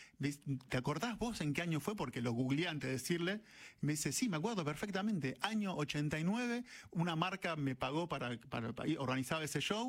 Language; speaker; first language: Spanish; native; Spanish